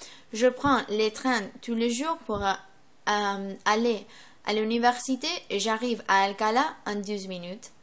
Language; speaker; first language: French; non-native, learner; Spanish